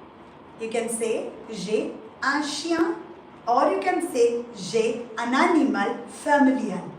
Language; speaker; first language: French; non-native, fluent; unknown